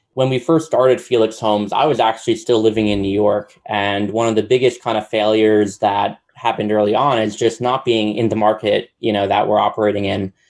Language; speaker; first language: English; native; English